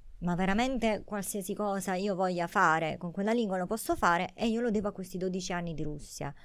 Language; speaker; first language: Italian; native; Italian